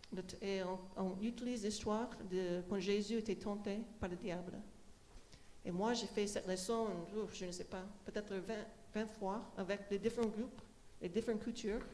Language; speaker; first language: French; non-native, fluent; English